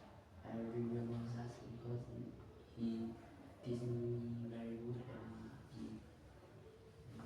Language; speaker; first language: English; non-native, learner; Vietnamese